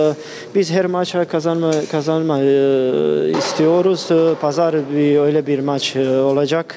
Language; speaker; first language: Turkish; non-native, learner; Bosnian